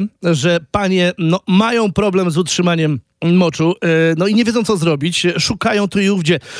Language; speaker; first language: Polish; native; Polish